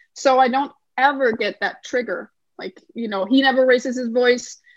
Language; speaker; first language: English; non-native, fluent; Danish